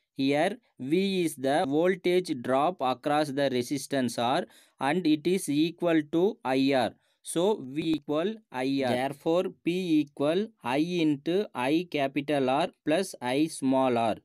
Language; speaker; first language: English; non-native, local second language; Tamil